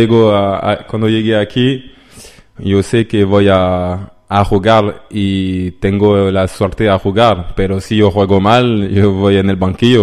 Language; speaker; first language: Spanish; non-native, learner; French